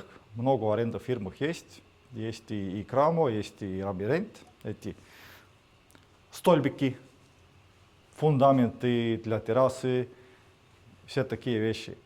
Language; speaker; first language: Russian; non-native, fluent; Estonian